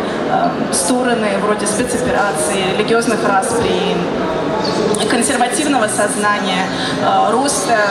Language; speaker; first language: Russian; native; Russian